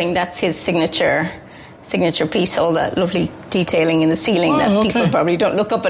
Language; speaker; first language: English; native; English